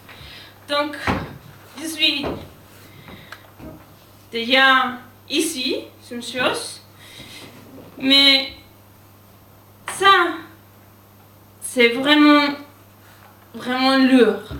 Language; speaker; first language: French; non-native, learner; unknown